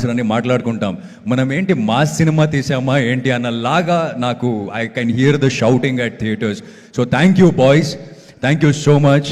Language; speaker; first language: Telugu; non-native, fluent; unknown